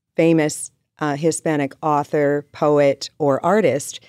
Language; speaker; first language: English; native; English